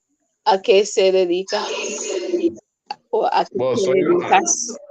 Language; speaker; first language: Spanish; non-native, fluent; English